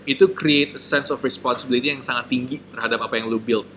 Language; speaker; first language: Indonesian; native; Indonesian